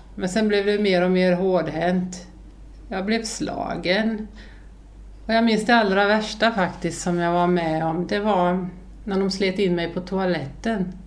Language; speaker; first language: Swedish; early bilingual, other home language; Finnish